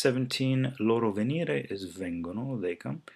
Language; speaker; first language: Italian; non-native, fluent; English